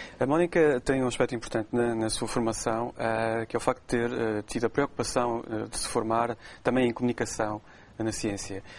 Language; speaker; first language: Portuguese; native; Portuguese